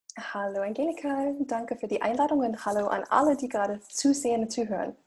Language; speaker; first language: German; non-native, fluent; English